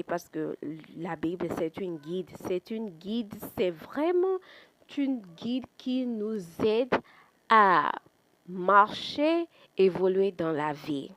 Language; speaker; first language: French; non-native, fluent; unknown